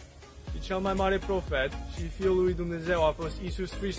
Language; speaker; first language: Romanian; non-native, learner; English